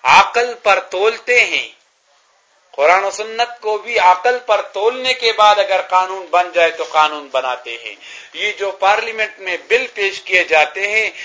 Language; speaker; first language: Urdu; non-native, local second language; Pashto